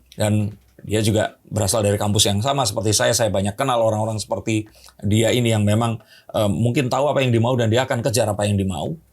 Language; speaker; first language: Indonesian; native; Indonesian